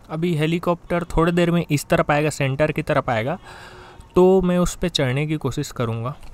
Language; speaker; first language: Hindi; native; Hindi